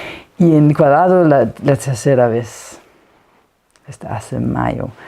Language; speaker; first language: Spanish; non-native, fluent; Danish